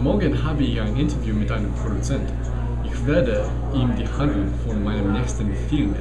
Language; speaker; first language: German; non-native, learner; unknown